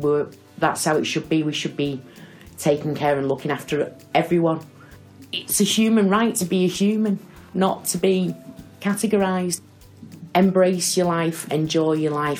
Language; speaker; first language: English; native; English